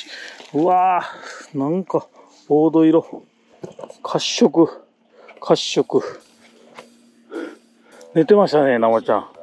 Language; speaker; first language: Japanese; native; Japanese